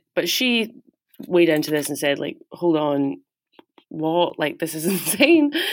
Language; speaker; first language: English; native; English